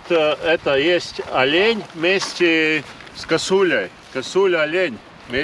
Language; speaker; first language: Russian; non-native, local second language; Latvian